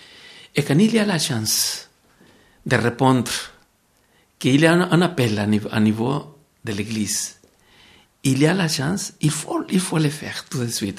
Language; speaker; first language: French; non-native, fluent; Spanish